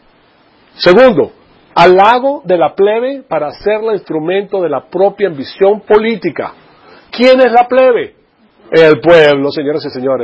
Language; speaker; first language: Spanish; native; Spanish